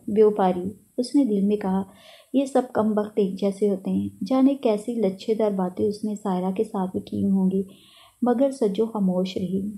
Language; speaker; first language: Urdu; native; Urdu